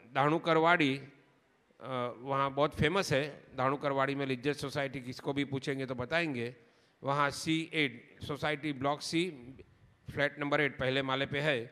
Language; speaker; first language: Hindi; non-native, local second language; Gujarati